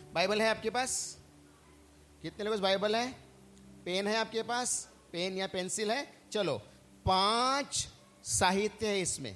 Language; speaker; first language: Hindi; non-native, local second language; Marathi